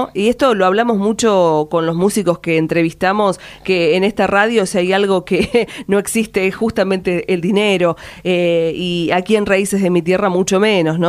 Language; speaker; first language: Spanish; native; Spanish